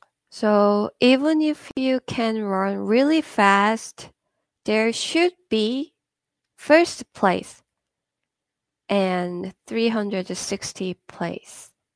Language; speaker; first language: English; non-native, fluent; Korean